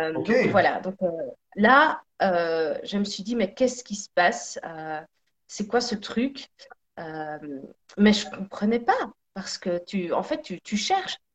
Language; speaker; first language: French; native; French